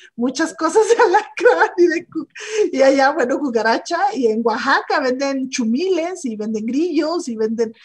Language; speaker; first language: Spanish; native; Spanish